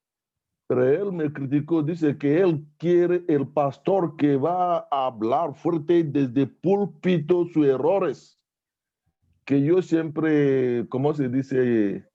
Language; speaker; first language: Spanish; non-native, learner; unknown